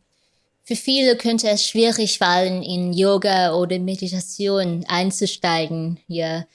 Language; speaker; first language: German; non-native, fluent; Vietnamese